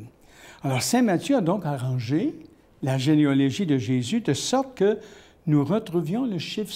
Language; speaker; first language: French; native; French